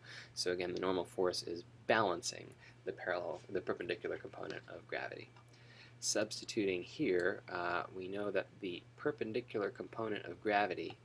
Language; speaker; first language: English; native; English